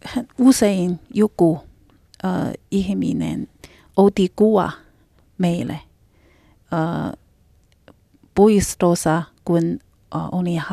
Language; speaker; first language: Finnish; non-native, learner; Chinese